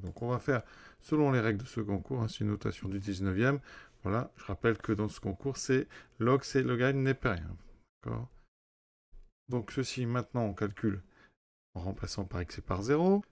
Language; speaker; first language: French; native; French